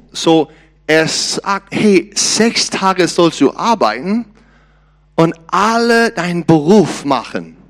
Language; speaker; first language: German; non-native, learner; English